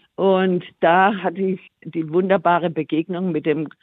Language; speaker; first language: German; native; German